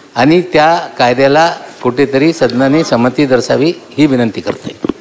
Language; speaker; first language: Marathi; non-native, local second language; Urdu